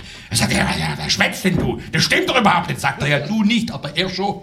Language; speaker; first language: German; native; German